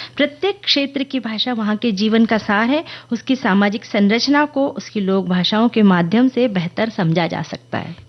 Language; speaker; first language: Hindi; native; Hindi